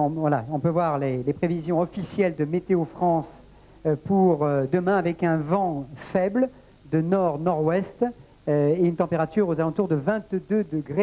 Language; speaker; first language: French; native; French